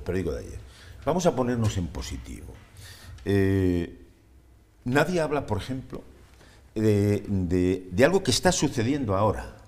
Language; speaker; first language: Spanish; native; Spanish